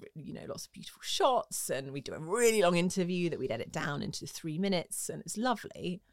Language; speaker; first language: English; native; English